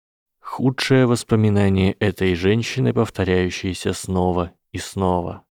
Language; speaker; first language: Russian; native; Russian